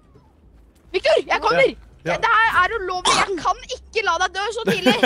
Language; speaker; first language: Norwegian; native; Norwegian